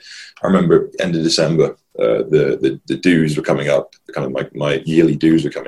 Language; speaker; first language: English; native; English